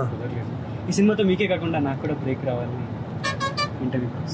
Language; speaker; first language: Telugu; native; Telugu